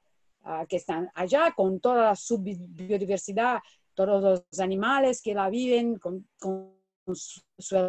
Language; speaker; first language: Spanish; non-native, fluent; Portuguese